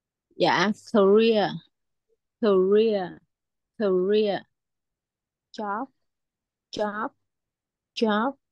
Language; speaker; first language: English; non-native, learner; Vietnamese